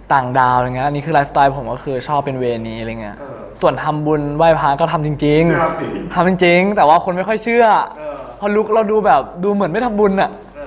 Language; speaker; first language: Thai; native; Thai